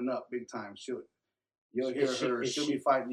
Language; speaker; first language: English; native; English